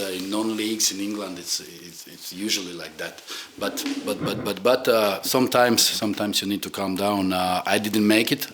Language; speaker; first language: English; non-native, fluent; Latvian